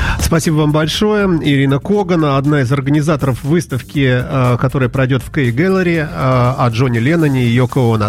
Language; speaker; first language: Russian; native; Russian